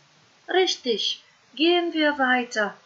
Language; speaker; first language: German; non-native, fluent; Macedonian